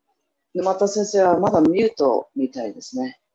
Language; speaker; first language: Japanese; non-native, fluent; English